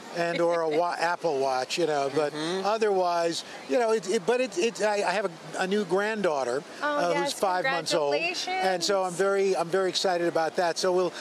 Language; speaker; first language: English; native; English